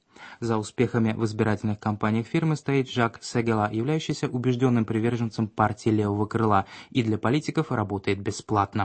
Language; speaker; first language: Russian; native; Russian